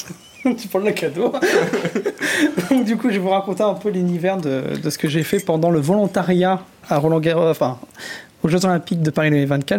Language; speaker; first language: French; native; French